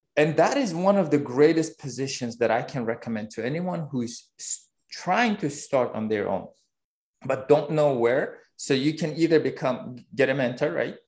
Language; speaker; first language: English; non-native, fluent; Uzbek